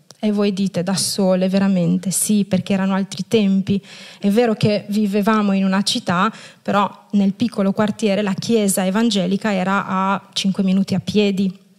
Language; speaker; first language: Italian; non-native, fluent; Romanian